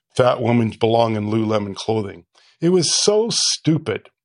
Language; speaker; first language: English; native; English